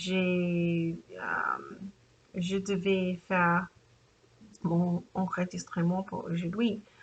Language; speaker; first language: French; non-native, learner; English